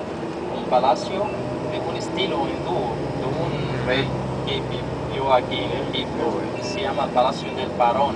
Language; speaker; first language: Spanish; non-native, fluent; Arabic